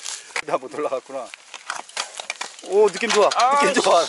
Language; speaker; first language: Korean; native; Korean